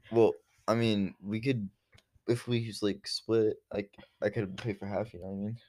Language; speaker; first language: English; native; English